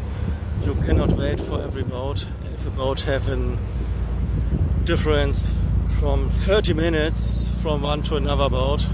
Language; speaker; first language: English; non-native, fluent; German